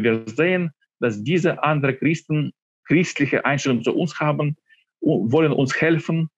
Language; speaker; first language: German; non-native, fluent; Ukrainian